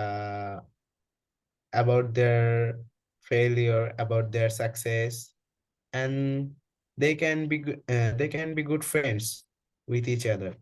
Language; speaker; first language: English; non-native, learner; Bangla